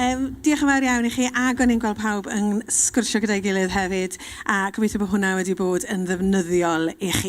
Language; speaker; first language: Welsh; native; Welsh